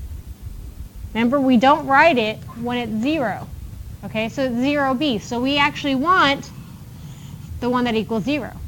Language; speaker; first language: English; native; English